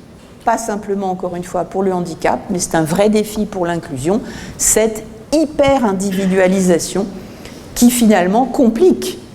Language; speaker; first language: French; native; French